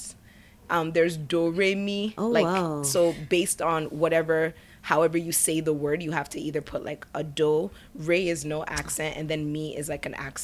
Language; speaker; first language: English; native; English